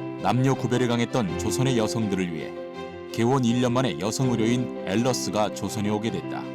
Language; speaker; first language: Korean; native; Korean